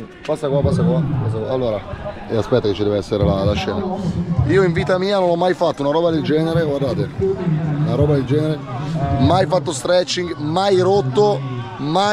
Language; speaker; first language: Italian; native; Italian